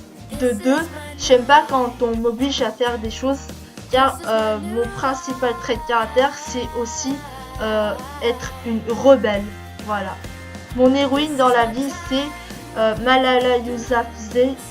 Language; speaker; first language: French; early bilingual, other home language; Korean